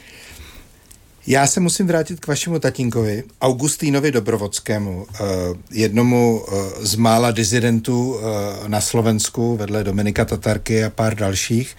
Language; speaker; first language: Czech; native; Czech